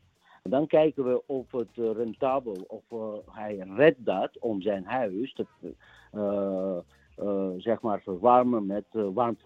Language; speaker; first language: Dutch; non-native, fluent; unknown